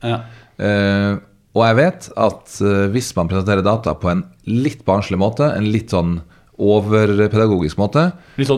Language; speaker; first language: Norwegian; native; Norwegian